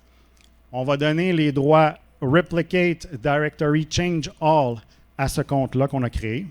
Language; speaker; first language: French; native; French